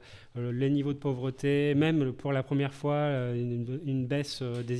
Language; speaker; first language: French; native; French